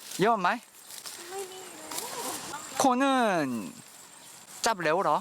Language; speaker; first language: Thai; non-native, learner; Korean